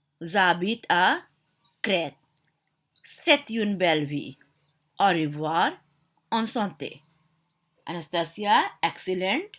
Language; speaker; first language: French; non-native, fluent; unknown